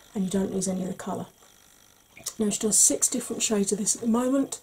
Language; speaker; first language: English; native; English